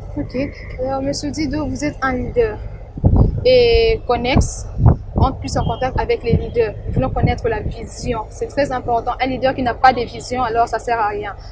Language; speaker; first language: French; non-native, local second language; Lingala